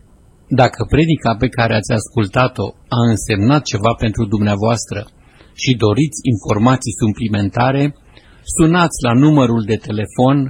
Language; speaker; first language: Romanian; native; Romanian